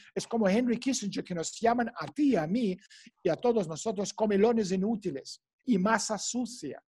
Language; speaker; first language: Spanish; non-native, fluent; Russian